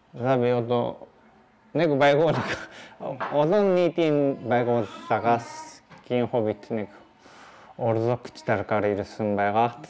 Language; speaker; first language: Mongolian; non-native, learner; Japanese